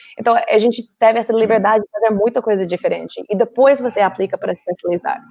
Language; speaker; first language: Portuguese; non-native, fluent; English